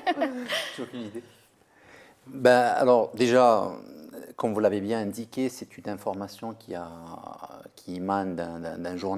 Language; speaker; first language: French; non-native, local second language; Arabic